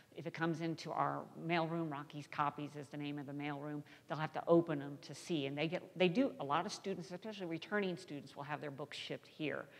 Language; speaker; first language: English; native; English